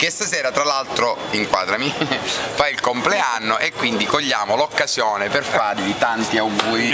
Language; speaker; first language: Italian; native; Italian